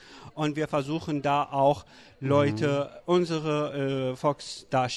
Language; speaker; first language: German; non-native, learner; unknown